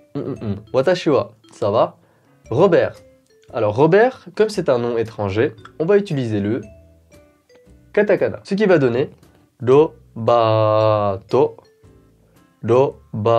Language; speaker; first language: French; native; French